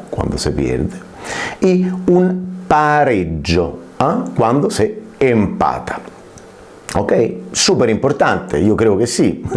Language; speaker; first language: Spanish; non-native, fluent; Italian